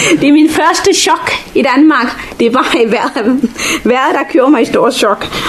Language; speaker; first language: Danish; non-native, fluent; Tamil